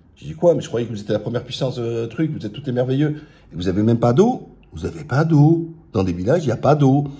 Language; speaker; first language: French; early bilingual, other home language; Arabic